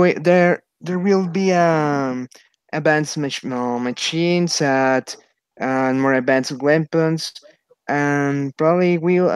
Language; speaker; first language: English; non-native, learner; Spanish